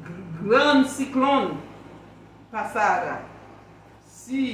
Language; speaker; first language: Spanish; non-native, learner; Haitian Creole